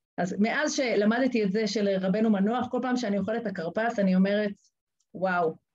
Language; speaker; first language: Hebrew; native; Hebrew